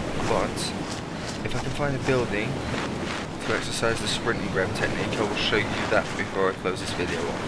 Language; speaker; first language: English; native; English